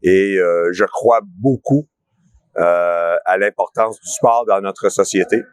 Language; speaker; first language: French; non-native, local second language; English